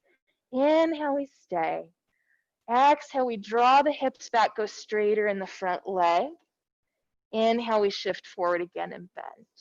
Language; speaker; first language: English; native; English